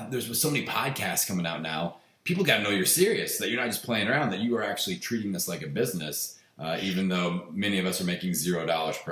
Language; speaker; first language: English; native; English